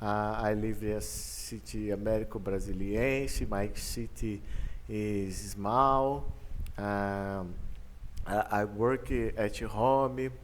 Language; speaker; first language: English; non-native, learner; Portuguese